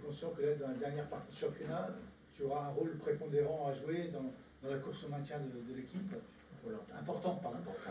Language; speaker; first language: French; native; French